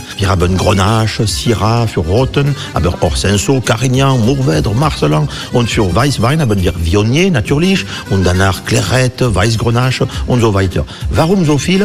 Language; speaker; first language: German; non-native, fluent; French